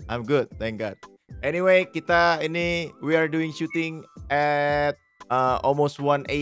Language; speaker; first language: English; non-native, fluent; Indonesian